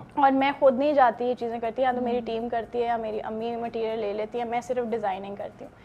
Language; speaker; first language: Urdu; native; Urdu